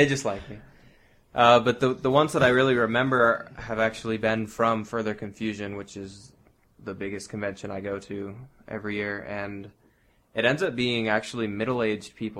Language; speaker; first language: English; native; English